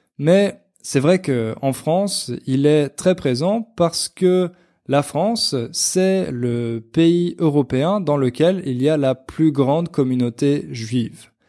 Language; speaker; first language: French; native; French